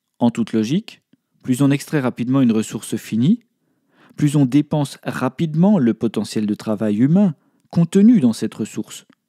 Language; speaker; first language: French; native; French